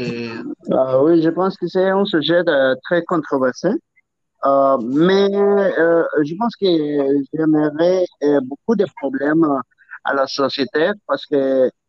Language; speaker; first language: French; non-native, learner; Spanish